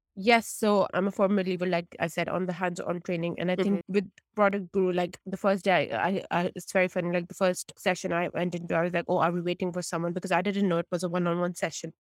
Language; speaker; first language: English; non-native, local second language; Urdu